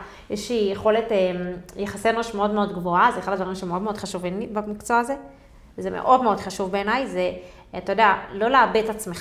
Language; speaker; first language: Hebrew; native; Hebrew